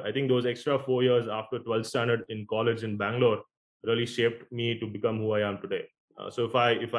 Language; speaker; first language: English; non-native, local second language; Konkani